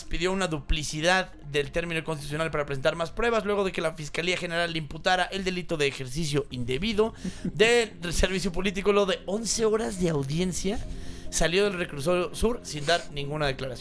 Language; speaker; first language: Spanish; native; Spanish